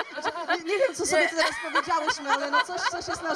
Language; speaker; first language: Polish; native; Polish